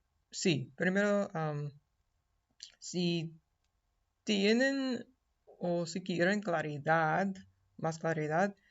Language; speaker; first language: Spanish; non-native, fluent; English